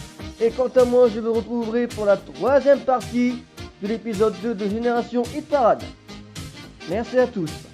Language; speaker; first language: French; native; French